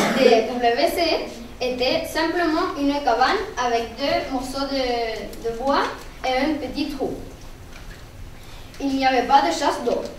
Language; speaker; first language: French; non-native, learner; Spanish